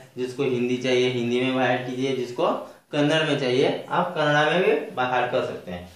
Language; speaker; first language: Hindi; non-native, local second language; Kannada